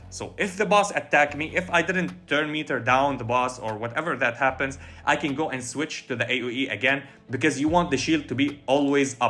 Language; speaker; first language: English; non-native, fluent; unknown